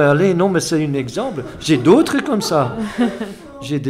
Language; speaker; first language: French; non-native, fluent; Dutch